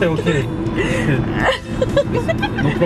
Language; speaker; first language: English; non-native, learner; Korean